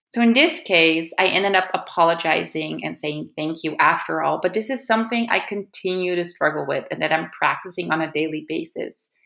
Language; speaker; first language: English; non-native, fluent; Dutch